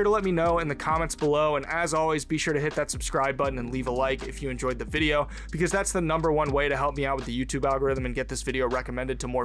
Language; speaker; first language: English; native; English